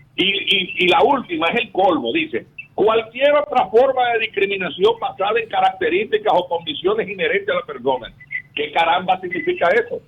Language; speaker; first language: Spanish; native; Spanish